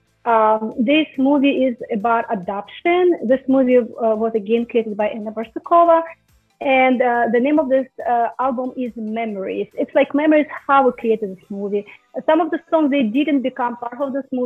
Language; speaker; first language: English; non-native, fluent; Russian